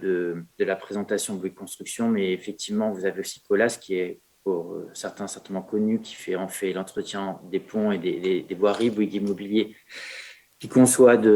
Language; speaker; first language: French; native; French